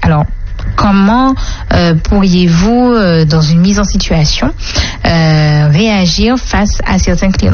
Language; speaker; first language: French; native; French